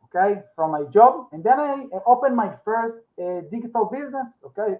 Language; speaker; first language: English; non-native, learner; Hebrew